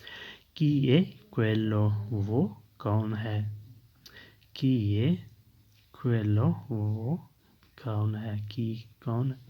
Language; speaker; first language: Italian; non-native, learner; Urdu